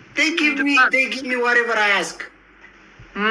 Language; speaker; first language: English; non-native, learner; Oromo